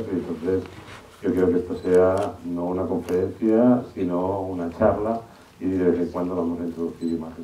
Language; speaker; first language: Spanish; native; Spanish